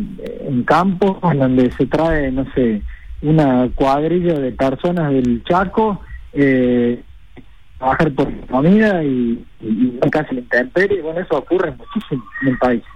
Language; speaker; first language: Spanish; native; Spanish